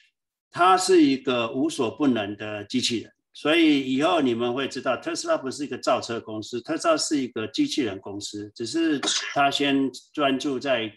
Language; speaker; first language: Chinese; native; Chinese